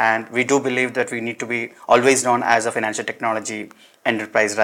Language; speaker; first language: English; non-native, local second language; Malayalam